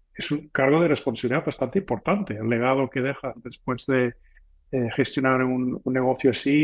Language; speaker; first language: Spanish; non-native, fluent; English